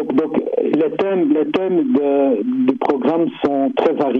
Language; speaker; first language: French; non-native, fluent; Dutch